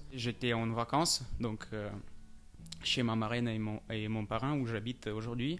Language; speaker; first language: French; non-native, fluent; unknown